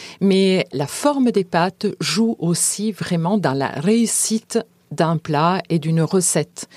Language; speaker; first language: French; non-native, fluent; Italian